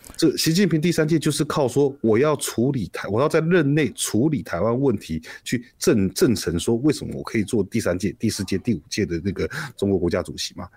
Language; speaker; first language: Chinese; native; Chinese